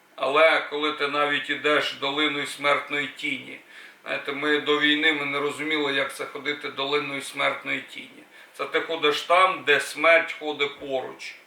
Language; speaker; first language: Ukrainian; native; Ukrainian